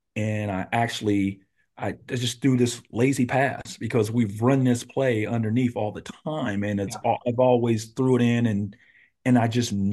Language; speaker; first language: English; native; English